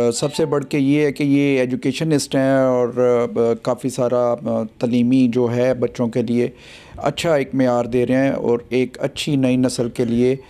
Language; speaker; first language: Urdu; non-native, local second language; Punjabi